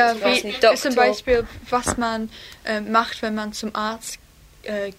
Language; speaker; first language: German; non-native, learner; English